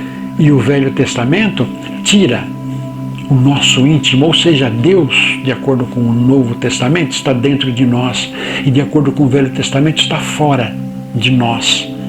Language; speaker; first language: Portuguese; native; Portuguese